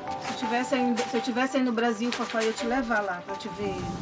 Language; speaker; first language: Portuguese; native; Portuguese